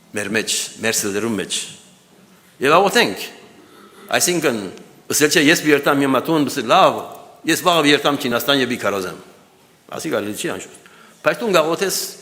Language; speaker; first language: Armenian; early bilingual, heritage; Armenian